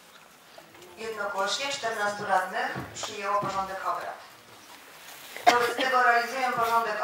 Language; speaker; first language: Polish; native; Polish